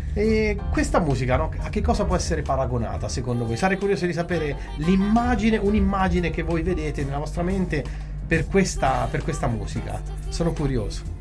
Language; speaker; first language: Italian; native; Italian